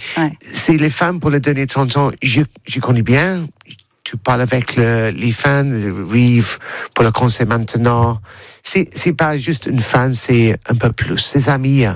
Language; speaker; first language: French; non-native, learner; English